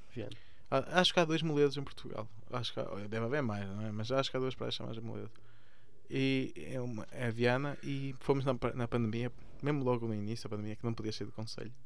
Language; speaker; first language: Portuguese; early bilingual, other home language; Spanish